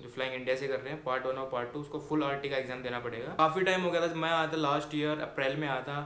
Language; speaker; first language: Hindi; native; Hindi